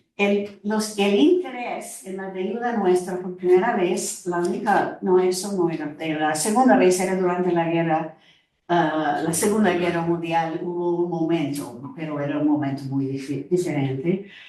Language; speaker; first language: Spanish; non-native, fluent; English